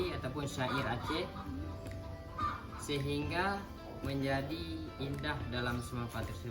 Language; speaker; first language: Indonesian; non-native, local second language; Achinese